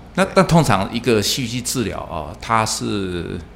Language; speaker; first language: Chinese; non-native, local second language; Min Nan Chinese